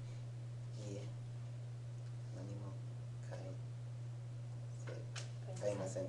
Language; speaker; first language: Japanese; non-native, learner; English